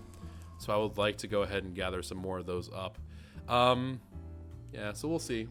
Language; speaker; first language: English; native; English